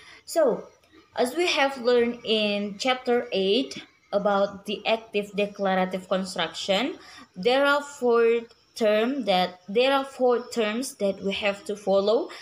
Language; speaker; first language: English; non-native, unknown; Indonesian